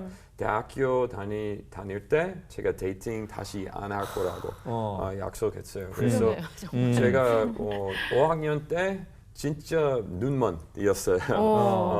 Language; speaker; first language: Korean; non-native, learner; English